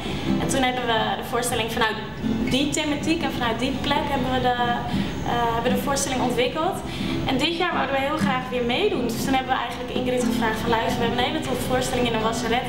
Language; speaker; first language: Dutch; native; Dutch